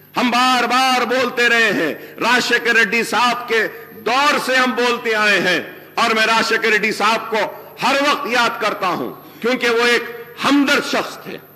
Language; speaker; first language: Urdu; native; Urdu